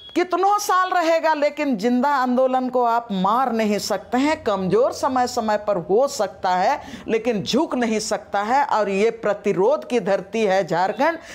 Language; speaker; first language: Hindi; non-native, local second language; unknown